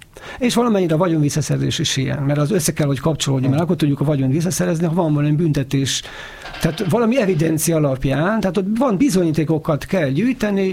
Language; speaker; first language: Hungarian; native; Hungarian